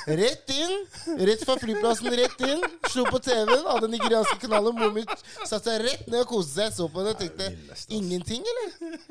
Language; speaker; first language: Norwegian; early bilingual, other home language; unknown